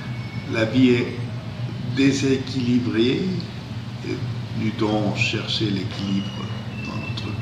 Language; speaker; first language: French; non-native, fluent; English